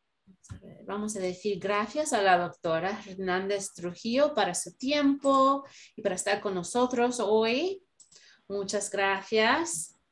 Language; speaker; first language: Spanish; non-native, learner; English